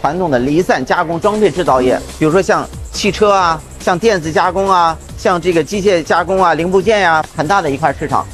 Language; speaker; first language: Chinese; native; Chinese